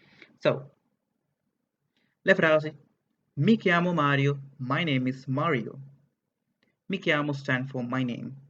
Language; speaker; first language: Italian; non-native, fluent; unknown